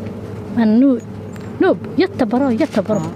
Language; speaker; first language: Swedish; non-native, learner; Somali